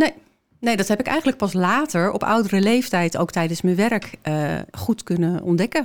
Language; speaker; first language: Dutch; native; Dutch